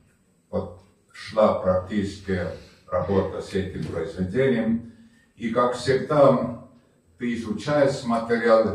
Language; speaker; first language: Russian; native; Russian